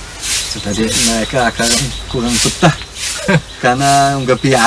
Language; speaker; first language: Indonesian; non-native, fluent; German